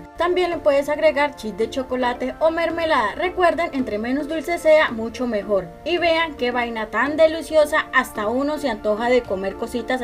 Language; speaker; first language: Spanish; native; Spanish